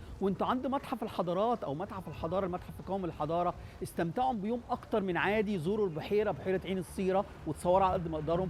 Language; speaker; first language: Egyptian Arabic; native; Egyptian Arabic